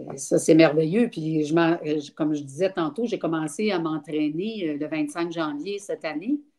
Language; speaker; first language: French; native; French